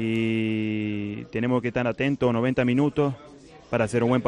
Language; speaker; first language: Spanish; early bilingual, heritage; Spanish